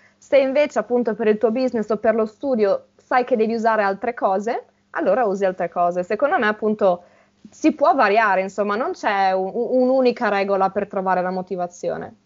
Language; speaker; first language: Italian; native; Italian